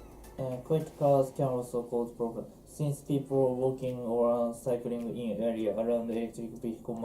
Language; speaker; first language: English; non-native, learner; Japanese